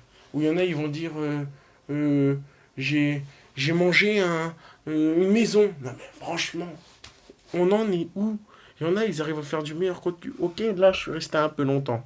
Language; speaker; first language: French; native; French